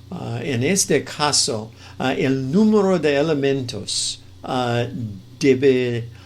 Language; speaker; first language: Spanish; non-native, fluent; English